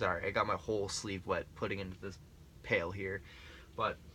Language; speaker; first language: English; native; English